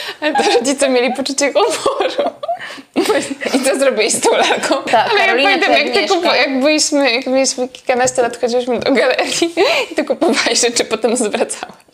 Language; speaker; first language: Polish; native; Polish